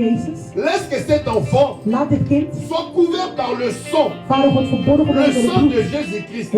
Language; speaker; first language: French; non-native, local second language; Lingala